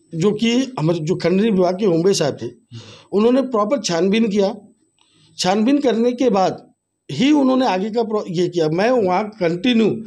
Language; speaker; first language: Hindi; native; Hindi